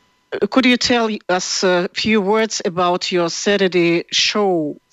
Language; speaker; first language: English; non-native, learner; Russian